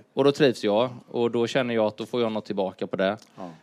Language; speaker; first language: Swedish; native; Swedish